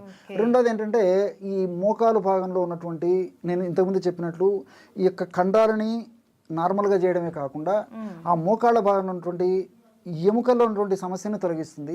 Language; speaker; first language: Telugu; native; Telugu